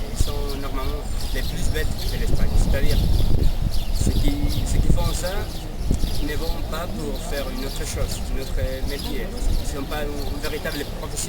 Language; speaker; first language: French; non-native, learner; Spanish